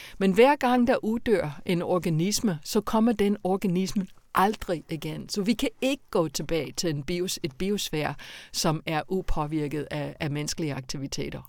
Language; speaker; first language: Danish; non-native, fluent; English